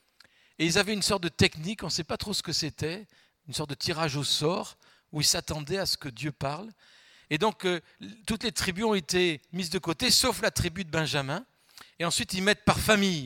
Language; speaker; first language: French; native; French